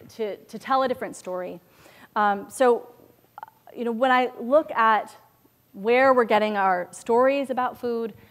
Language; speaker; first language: English; native; English